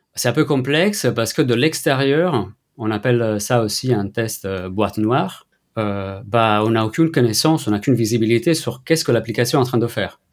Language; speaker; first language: French; non-native, fluent; Italian